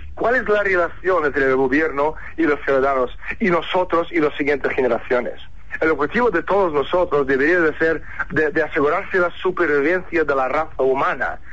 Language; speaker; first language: Spanish; non-native, fluent; Russian